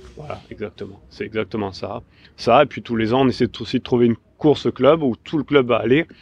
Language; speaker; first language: French; native; French